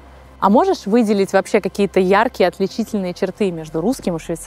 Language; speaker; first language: Russian; native; Russian